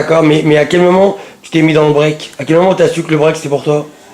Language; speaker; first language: French; native; French